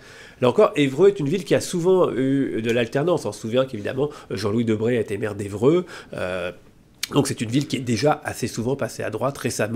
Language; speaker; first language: French; native; French